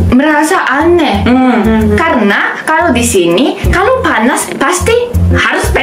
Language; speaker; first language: Indonesian; non-native, learner; Japanese